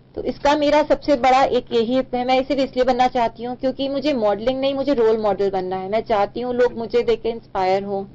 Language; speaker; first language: Hindi; native; Hindi